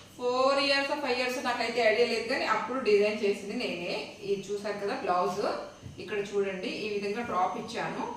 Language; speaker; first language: Telugu; native; Telugu